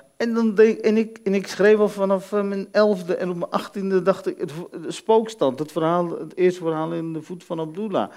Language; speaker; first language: Dutch; early bilingual, other home language; Arabic